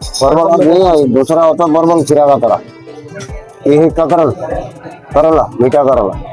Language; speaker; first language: Urdu; non-native, local second language; Bangla